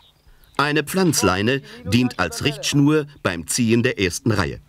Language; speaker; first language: German; native; German